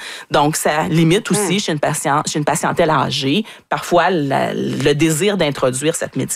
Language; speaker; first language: French; native; French